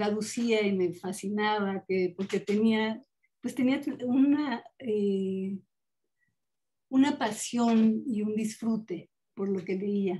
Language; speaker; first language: Spanish; native; Spanish